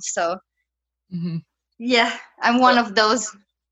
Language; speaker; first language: English; non-native, fluent; Romanian